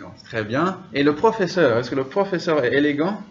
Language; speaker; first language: French; non-native, fluent; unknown